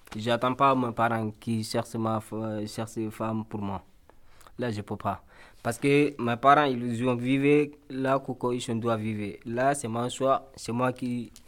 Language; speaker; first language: French; non-native, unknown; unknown